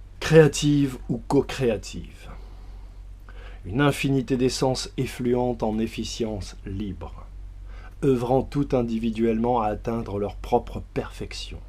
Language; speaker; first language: French; native; French